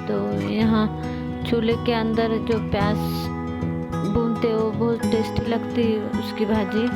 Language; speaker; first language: Hindi; non-native, local second language; Marathi